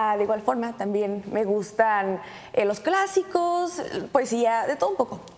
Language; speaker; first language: Spanish; native; Spanish